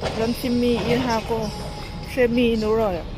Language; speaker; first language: Korean; non-native, learner; Lao